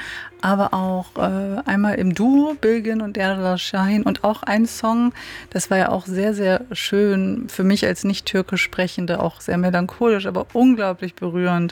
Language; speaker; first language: German; native; German